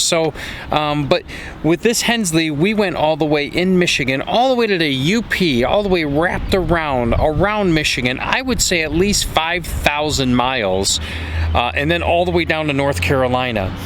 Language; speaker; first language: English; native; English